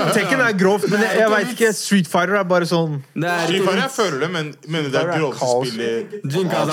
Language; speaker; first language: Norwegian; native; Norwegian